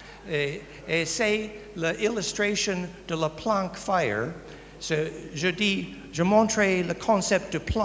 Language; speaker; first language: French; non-native, learner; English